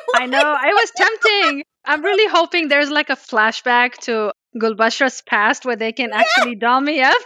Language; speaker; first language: English; early bilingual, other home language; Pashto